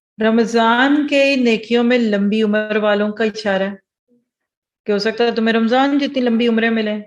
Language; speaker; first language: Urdu; early bilingual, heritage; Urdu